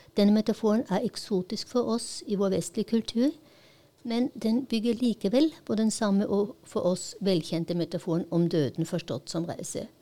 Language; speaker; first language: Norwegian; non-native, fluent; Polish